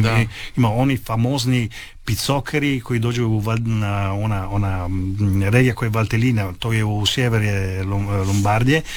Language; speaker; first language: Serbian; non-native, fluent; Italian